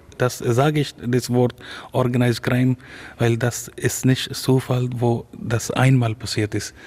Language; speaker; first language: German; non-native, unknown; Urdu